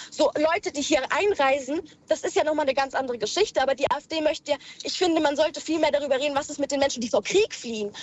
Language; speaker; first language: German; early bilingual, other home language; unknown